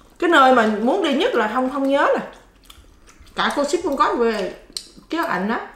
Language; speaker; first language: Vietnamese; native; Vietnamese